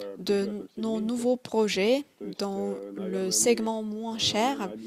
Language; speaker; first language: French; non-native, fluent; Russian